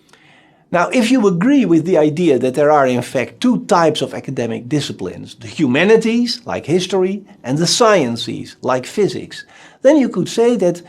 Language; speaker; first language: English; non-native, fluent; Dutch